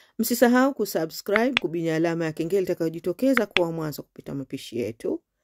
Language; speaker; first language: Swahili; native; Swahili